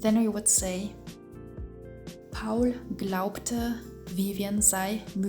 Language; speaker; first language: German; non-native, fluent; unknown